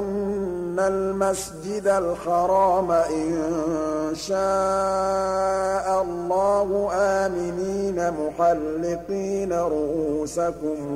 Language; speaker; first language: Arabic; native; Arabic